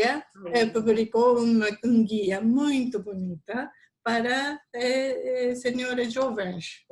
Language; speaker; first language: Portuguese; non-native, learner; Japanese